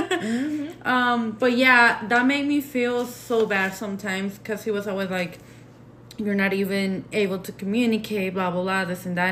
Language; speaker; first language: English; non-native, fluent; Spanish